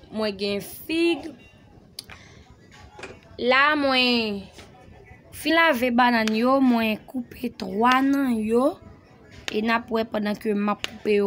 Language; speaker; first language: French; non-native, learner; Haitian Creole